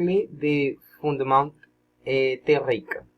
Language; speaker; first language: French; non-native, learner; Spanish